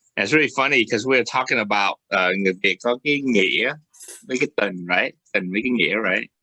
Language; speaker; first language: Vietnamese; early bilingual, heritage; Vietnamese